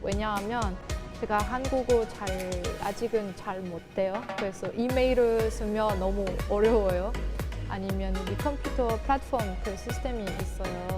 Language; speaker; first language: Korean; non-native, learner; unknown